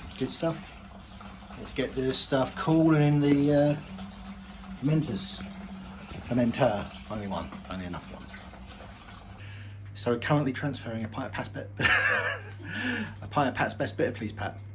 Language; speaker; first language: English; native; English